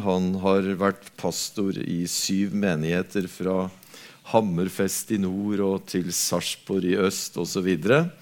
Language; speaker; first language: Norwegian; native; Norwegian